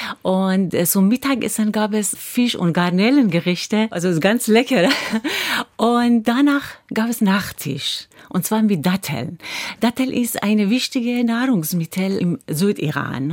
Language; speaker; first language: German; non-native, fluent; Persian